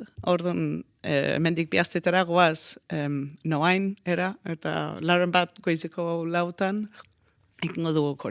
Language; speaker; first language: Basque; non-native, fluent; Danish